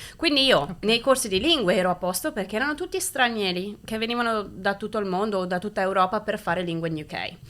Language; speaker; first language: Italian; native; Italian